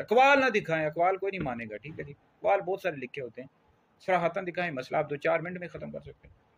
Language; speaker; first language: Urdu; native; Urdu